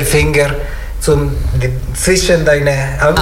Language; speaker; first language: German; non-native, learner; Italian